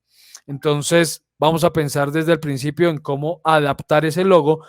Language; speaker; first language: Spanish; native; Spanish